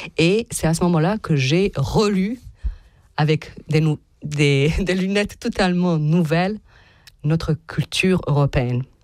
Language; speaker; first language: French; non-native, fluent; Serbian